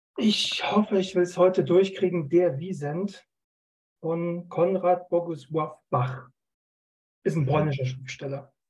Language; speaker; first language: German; native; German